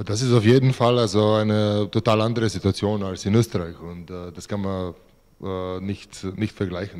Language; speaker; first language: German; non-native, fluent; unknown